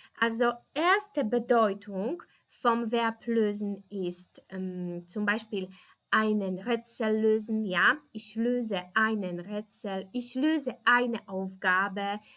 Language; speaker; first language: German; non-native, fluent; Polish